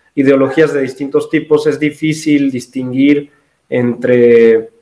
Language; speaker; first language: Spanish; native; Spanish